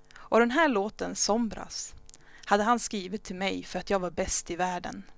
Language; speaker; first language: Swedish; early bilingual, other home language; Spanish